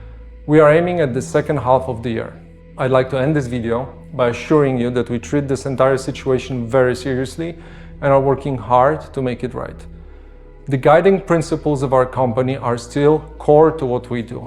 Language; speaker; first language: English; non-native, fluent; Polish